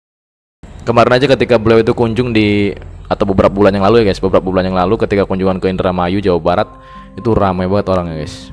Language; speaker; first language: Indonesian; native; Indonesian